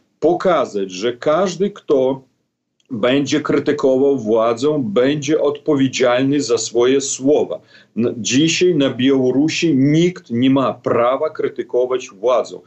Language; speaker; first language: Polish; non-native, fluent; Belarusian